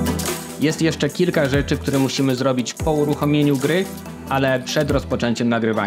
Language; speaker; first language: Polish; native; Polish